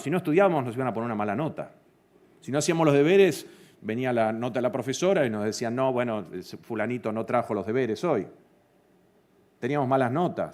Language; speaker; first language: Spanish; native; Spanish